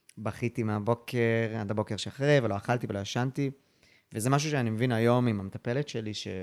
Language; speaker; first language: Hebrew; early bilingual, other home language; English